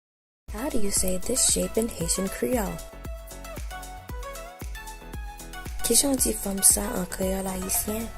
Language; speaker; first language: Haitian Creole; early bilingual, heritage; Haitian Creole